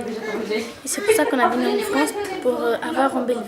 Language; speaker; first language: French; non-native, learner; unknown